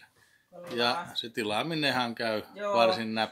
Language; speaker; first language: Finnish; native; Finnish